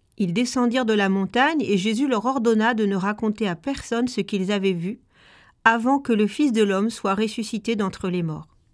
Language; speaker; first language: French; native; French